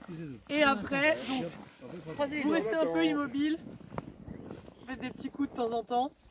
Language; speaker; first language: French; native; French